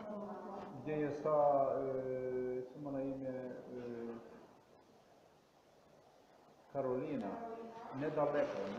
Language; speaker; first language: Polish; non-native, learner; Czech